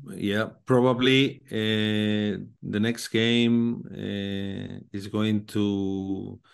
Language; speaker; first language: English; non-native, learner; Spanish